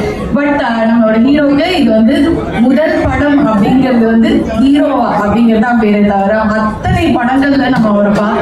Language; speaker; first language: Tamil; native; Tamil